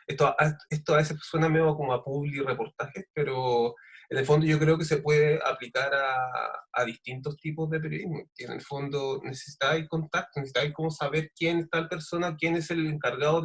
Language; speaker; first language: Spanish; native; Spanish